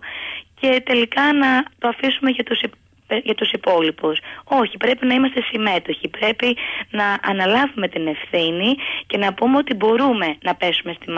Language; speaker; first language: Greek; native; Greek